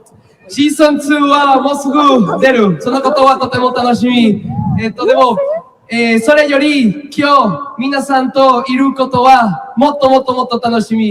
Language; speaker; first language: Japanese; non-native, learner; Spanish